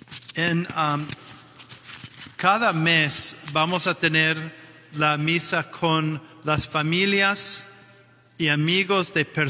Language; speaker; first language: Spanish; non-native, fluent; English